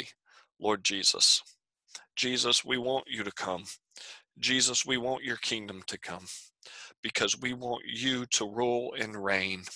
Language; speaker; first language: English; native; English